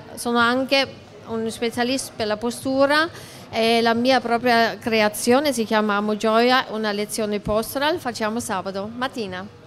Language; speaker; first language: Italian; non-native, learner; German